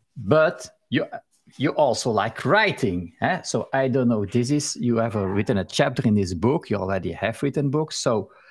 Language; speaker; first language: English; non-native, fluent; Dutch